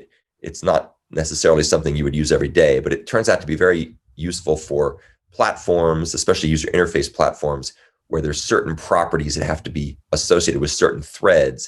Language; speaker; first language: English; native; English